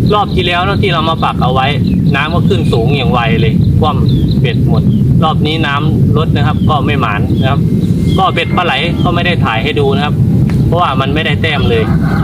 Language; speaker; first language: Thai; native; Thai